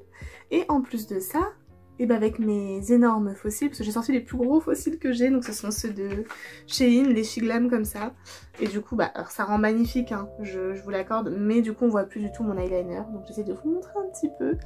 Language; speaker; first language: French; native; French